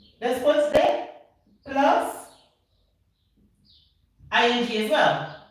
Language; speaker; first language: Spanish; non-native, fluent; English